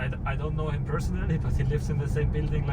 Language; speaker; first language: English; non-native, fluent; German